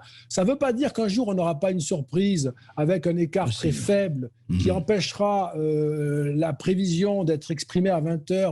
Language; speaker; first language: French; native; French